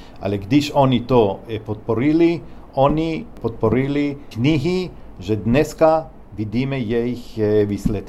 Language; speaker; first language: Czech; non-native, learner; Hebrew